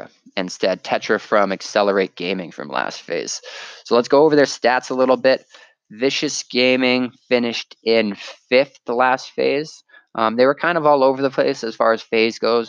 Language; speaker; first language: English; native; English